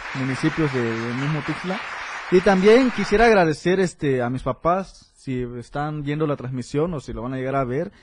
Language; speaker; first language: Spanish; native; Spanish